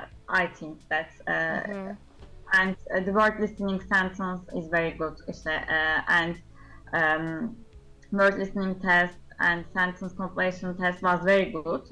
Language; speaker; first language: English; non-native, learner; Turkish